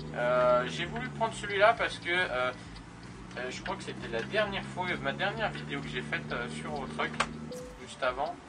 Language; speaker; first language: French; native; French